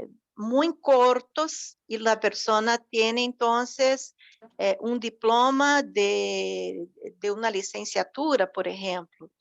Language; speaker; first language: Spanish; non-native, fluent; Portuguese